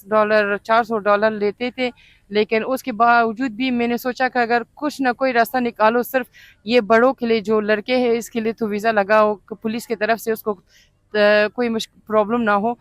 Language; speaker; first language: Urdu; non-native, fluent; Persian